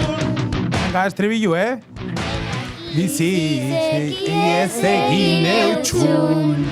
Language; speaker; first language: Basque; native; Basque